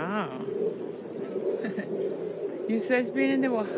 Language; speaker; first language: Spanish; non-native, fluent; English